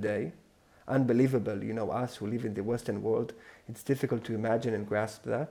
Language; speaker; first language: English; non-native, fluent; Hebrew